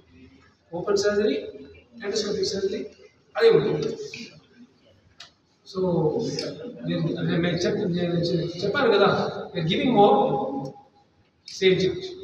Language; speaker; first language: Telugu; non-native, learner; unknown